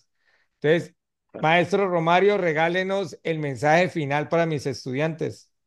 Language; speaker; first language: Spanish; native; Spanish